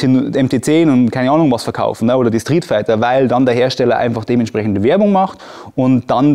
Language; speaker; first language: German; native; German